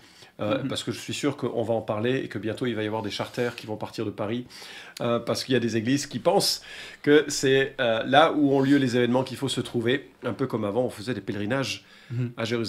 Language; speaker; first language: French; native; French